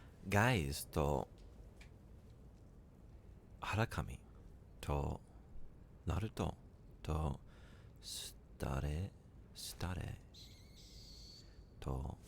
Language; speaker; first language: Japanese; non-native, learner; English